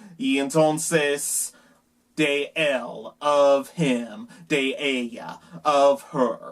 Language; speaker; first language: Spanish; non-native, learner; English